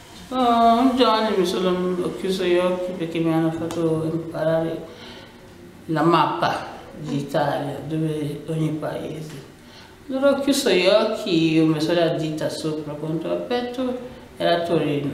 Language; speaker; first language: Italian; non-native, learner; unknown